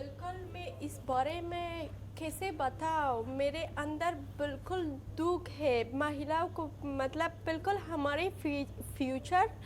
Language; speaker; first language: Hindi; non-native, learner; Persian